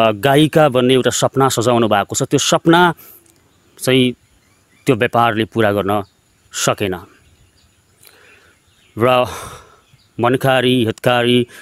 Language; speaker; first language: Nepali; native; Nepali